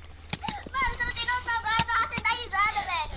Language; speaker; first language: Portuguese; native; Portuguese